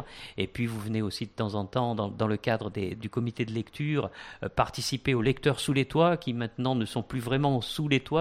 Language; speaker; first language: French; native; French